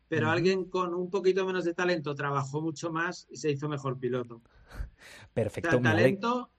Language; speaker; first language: Spanish; native; Spanish